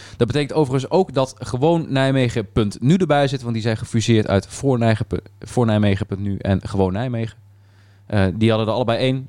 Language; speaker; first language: Dutch; native; Dutch